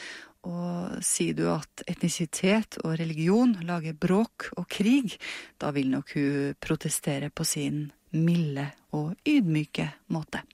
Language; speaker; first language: Norwegian; native; Norwegian